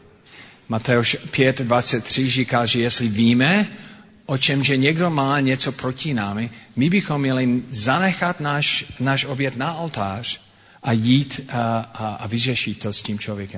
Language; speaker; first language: Czech; non-native, fluent; English